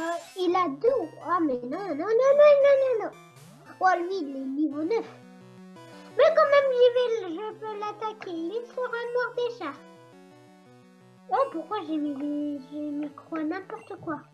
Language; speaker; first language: French; native; French